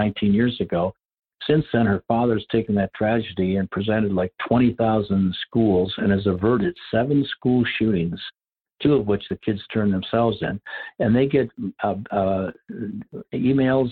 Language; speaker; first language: English; native; English